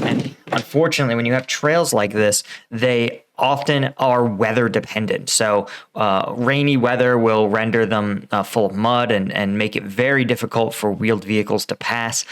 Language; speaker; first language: English; native; English